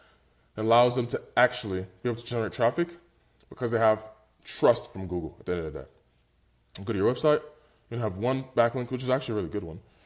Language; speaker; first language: English; native; English